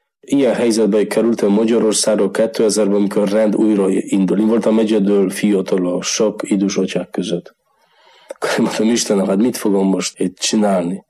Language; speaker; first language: Hungarian; non-native, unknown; Polish